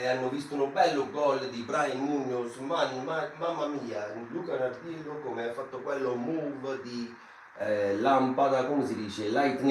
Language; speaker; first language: Italian; non-native, fluent; English